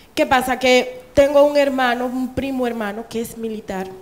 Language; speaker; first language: Spanish; native; Spanish